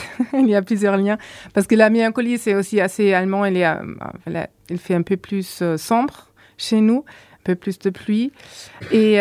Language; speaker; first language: French; non-native, fluent; German